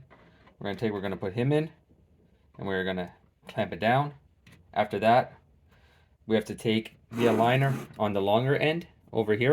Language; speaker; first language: English; native; English